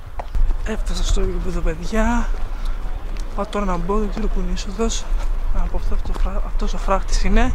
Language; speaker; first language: Greek; native; Greek